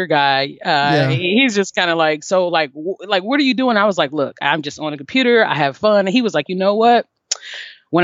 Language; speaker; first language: English; native; English